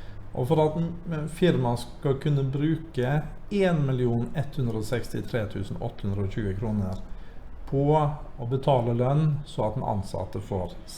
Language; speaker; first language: Norwegian; native; Norwegian